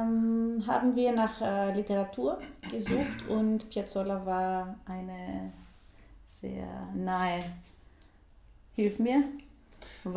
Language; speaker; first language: German; non-native, fluent; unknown